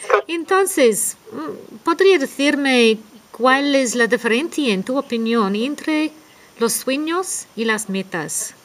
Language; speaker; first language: Spanish; non-native, fluent; English